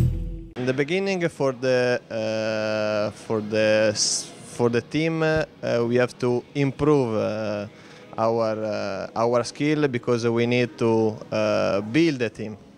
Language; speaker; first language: English; non-native, fluent; Italian